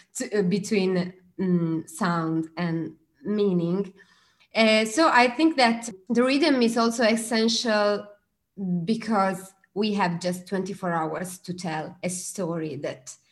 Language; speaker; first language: English; non-native, fluent; Italian